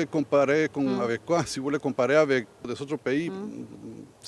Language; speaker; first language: French; non-native, learner; Spanish